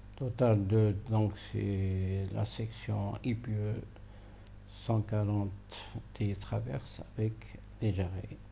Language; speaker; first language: French; non-native, local second language; Arabic